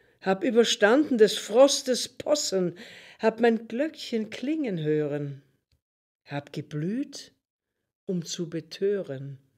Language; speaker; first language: German; native; German